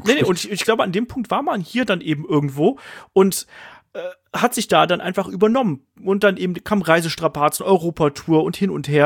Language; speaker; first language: German; native; German